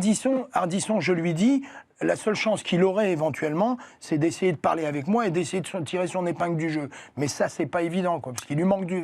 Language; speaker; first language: French; native; French